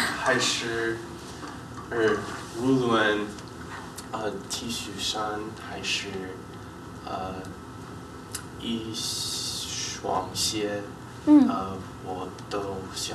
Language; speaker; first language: Chinese; non-native, learner; English